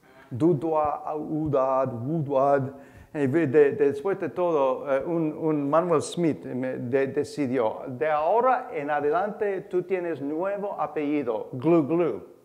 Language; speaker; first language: Spanish; non-native, learner; English